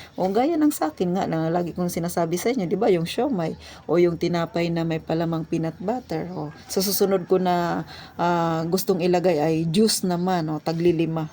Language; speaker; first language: Filipino; non-native, local second language; Cebuano